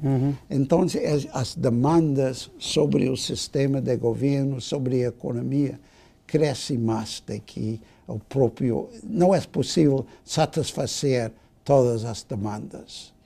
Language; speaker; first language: Portuguese; non-native, fluent; English